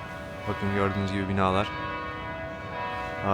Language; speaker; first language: Turkish; native; Turkish